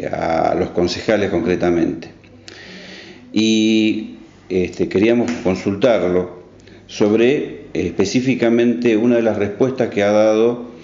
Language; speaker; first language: Spanish; native; Spanish